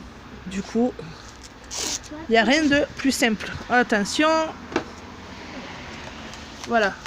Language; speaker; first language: French; native; French